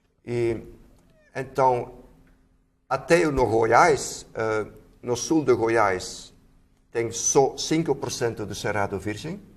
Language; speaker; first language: Portuguese; non-native, fluent; Dutch